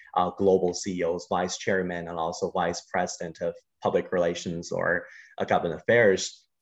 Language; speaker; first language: English; non-native, fluent; Chinese